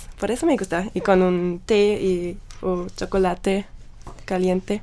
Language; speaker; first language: Spanish; non-native, learner; German